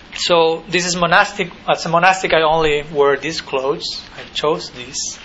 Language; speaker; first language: English; non-native, fluent; Spanish